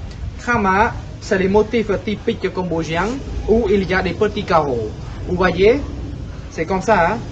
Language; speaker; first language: French; non-native, fluent; Khmer